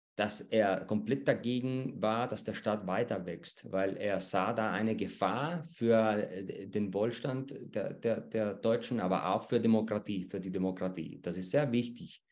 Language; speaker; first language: German; non-native, fluent; Spanish